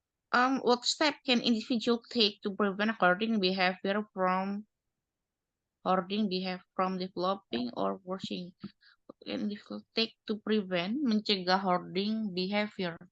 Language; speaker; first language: English; non-native, learner; Indonesian